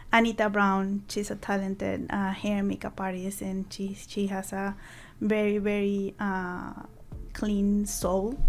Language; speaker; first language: English; non-native, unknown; Spanish